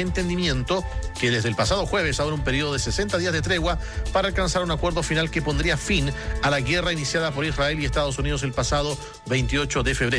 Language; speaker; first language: Spanish; native; Spanish